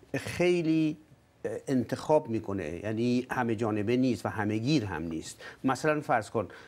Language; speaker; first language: Persian; native; Persian